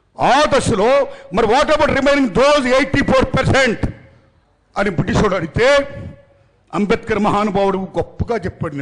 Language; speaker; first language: Telugu; native; Telugu